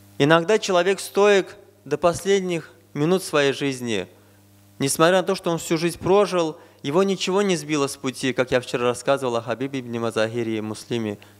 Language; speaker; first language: Russian; non-native, fluent; Azerbaijani